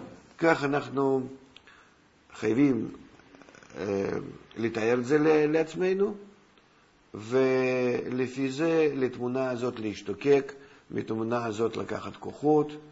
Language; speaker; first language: Hebrew; non-native, fluent; Russian